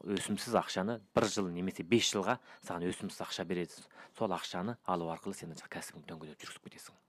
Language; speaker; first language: Kazakh; early bilingual, heritage; Kazakh